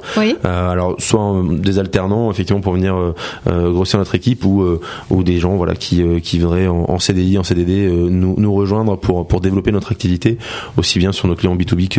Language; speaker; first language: French; native; French